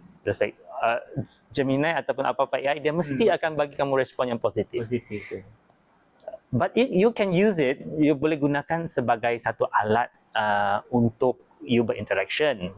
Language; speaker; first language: Malay; native; Malay